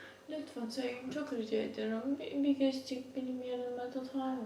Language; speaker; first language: Turkish; non-native, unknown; Russian